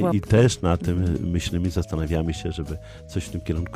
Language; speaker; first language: Polish; native; Polish